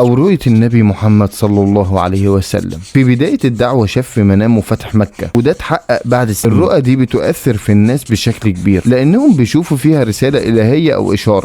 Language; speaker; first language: Arabic; native; Arabic